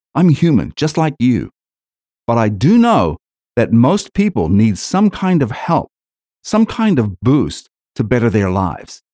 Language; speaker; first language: English; native; English